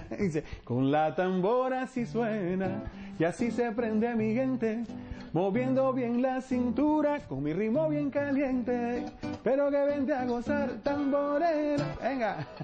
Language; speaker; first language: Spanish; native; Spanish